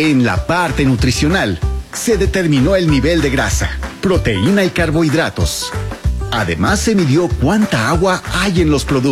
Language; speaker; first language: Spanish; native; Spanish